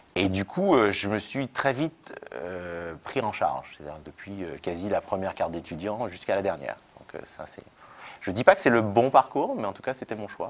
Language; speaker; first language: French; native; French